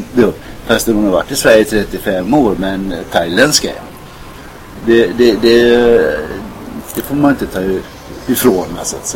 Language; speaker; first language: Swedish; native; Swedish